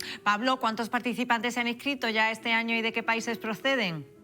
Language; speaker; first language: Spanish; native; Spanish